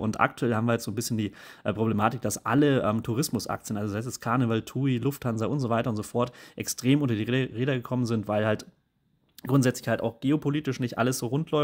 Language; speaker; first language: German; native; German